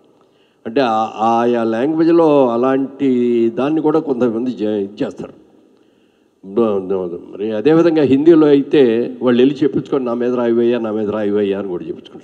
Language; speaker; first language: Telugu; native; Telugu